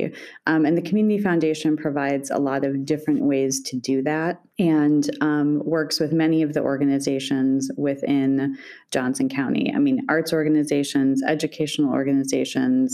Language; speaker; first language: English; native; English